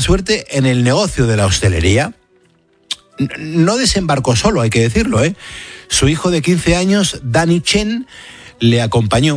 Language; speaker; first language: Spanish; native; Spanish